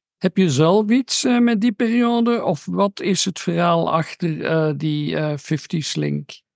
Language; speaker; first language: Dutch; native; Dutch